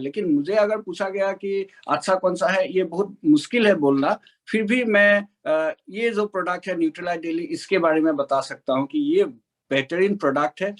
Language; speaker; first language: Hindi; non-native, local second language; Assamese